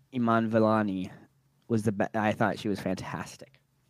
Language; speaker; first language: English; native; English